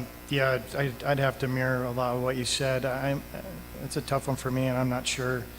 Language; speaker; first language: English; native; English